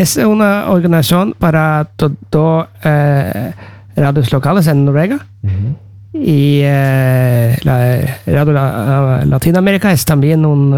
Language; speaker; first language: Spanish; non-native, learner; Norwegian